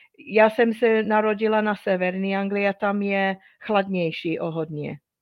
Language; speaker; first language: Czech; non-native, fluent; English